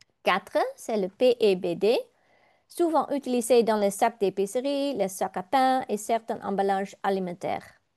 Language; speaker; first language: French; non-native, learner; Dutch